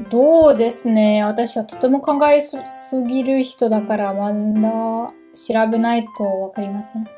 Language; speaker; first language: Japanese; non-native, learner; German